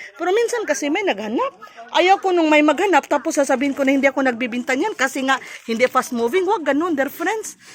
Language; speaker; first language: Filipino; non-native, local second language; Cebuano